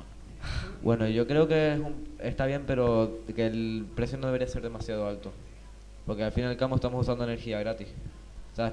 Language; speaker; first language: Spanish; native; Spanish